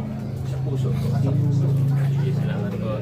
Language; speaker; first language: Filipino; native; Filipino